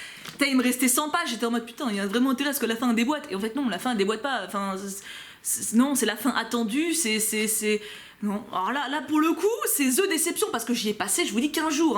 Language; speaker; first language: French; native; French